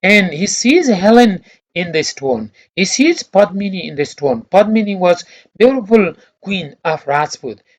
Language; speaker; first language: English; non-native, local second language; Nepali